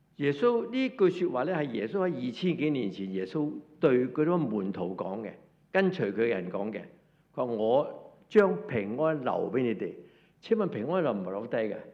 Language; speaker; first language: Cantonese; native; Cantonese